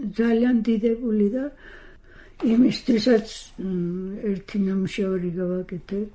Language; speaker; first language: Georgian; non-native, fluent; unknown